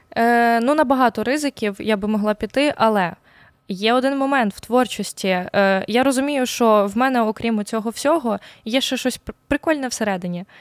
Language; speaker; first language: Ukrainian; native; Ukrainian